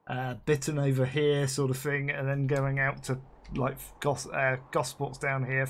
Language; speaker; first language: English; native; English